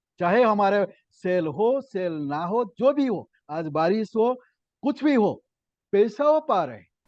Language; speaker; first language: Hindi; non-native, local second language; Odia